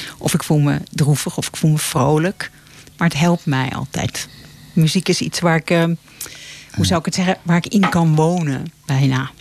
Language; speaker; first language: Dutch; native; Dutch